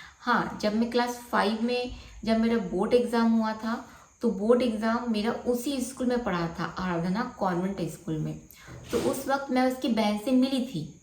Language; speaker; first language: Hindi; non-native, local second language; Bangla